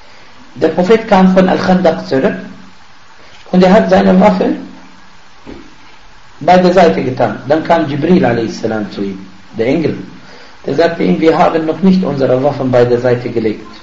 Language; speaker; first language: German; non-native, fluent; Arabic